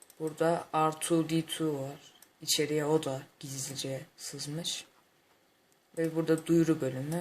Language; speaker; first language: Turkish; native; Turkish